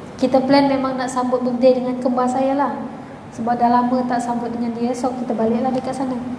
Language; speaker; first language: Malay; native; Malay